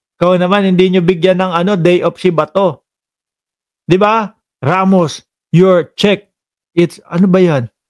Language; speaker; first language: Filipino; non-native, local second language; Cebuano